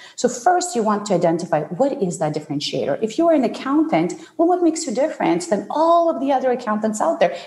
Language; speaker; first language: English; non-native, fluent; Ukrainian